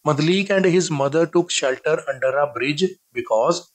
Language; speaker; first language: English; non-native, local second language; Punjabi